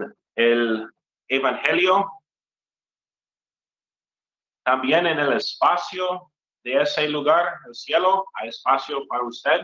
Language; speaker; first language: Spanish; non-native, fluent; English